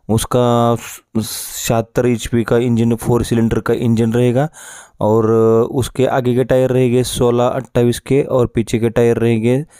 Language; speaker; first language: Hindi; non-native, local second language; Marathi